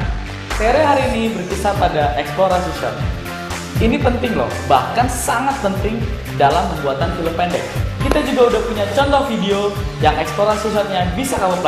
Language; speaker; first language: Indonesian; native; Indonesian